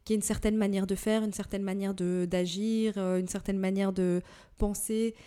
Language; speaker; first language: French; native; French